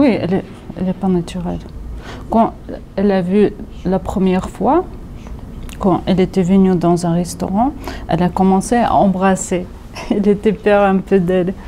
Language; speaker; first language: French; non-native, fluent; Russian